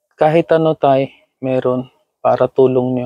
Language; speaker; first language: Filipino; non-native, learner; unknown